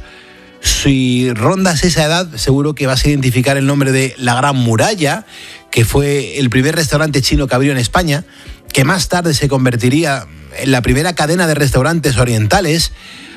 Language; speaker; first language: Spanish; native; Spanish